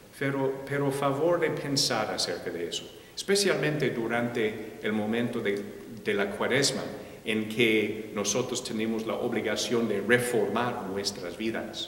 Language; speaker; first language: Spanish; non-native, fluent; English